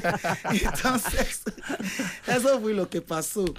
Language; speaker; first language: Spanish; non-native, fluent; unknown